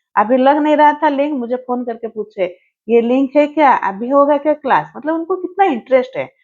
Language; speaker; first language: Hindi; non-native, local second language; Odia